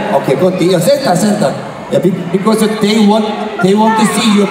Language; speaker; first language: English; non-native, learner; Korean